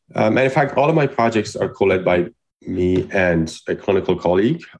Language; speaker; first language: English; non-native, fluent; Persian